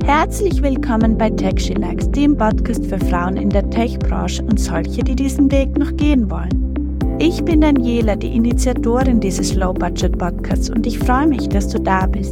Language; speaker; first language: German; native; German